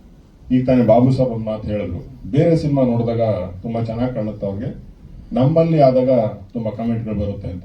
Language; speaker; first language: Kannada; native; Kannada